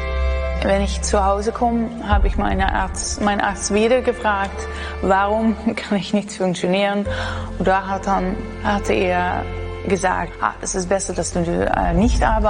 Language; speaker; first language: German; non-native, learner; Dutch